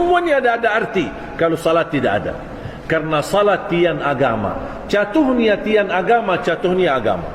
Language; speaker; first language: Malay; non-native, fluent; Arabic